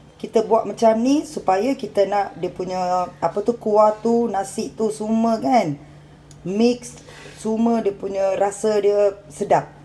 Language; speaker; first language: Malay; non-native, local second language; Tamil